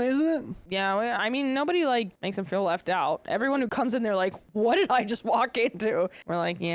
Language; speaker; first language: English; native; English